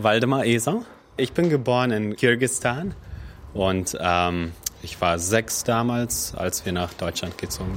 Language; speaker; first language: German; early bilingual, other home language; Russian